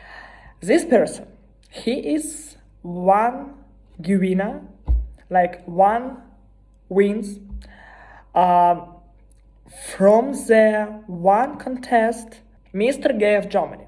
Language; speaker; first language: English; non-native, learner; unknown